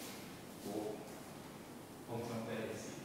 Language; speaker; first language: French; non-native, learner; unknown